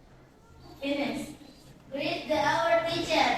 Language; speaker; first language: English; non-native, learner; Indonesian